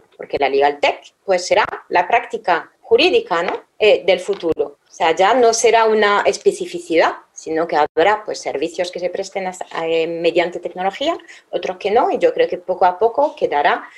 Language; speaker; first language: Spanish; non-native, fluent; French